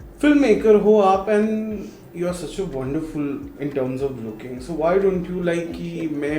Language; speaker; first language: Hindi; native; Hindi